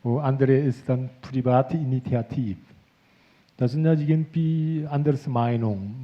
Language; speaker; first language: German; non-native, fluent; Korean